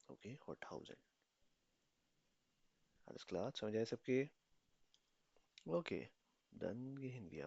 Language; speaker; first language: German; non-native, fluent; Urdu